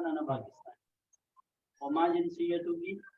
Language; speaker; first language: Arabic; non-native, learner; Urdu